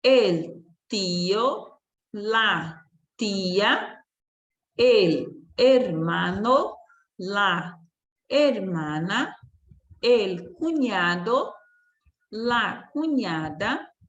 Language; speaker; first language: Spanish; non-native, fluent; Portuguese